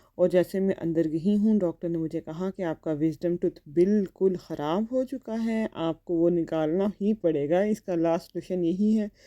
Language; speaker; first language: Urdu; native; Urdu